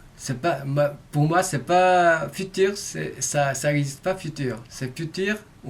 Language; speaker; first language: French; non-native, learner; Korean